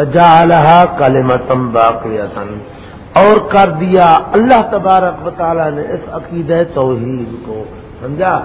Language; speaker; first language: Urdu; non-native, local second language; Saraiki